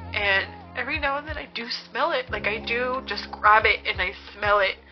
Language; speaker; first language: English; native; English